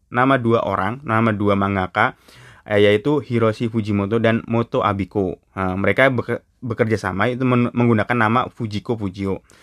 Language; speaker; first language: Indonesian; native; Indonesian